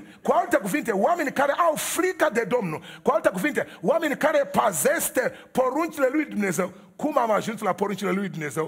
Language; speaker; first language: Romanian; non-native, learner; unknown